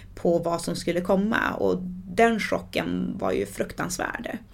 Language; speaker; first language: Swedish; native; Swedish